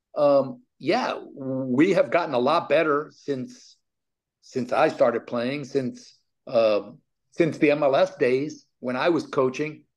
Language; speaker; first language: English; native; English